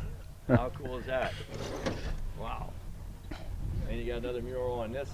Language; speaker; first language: English; native; English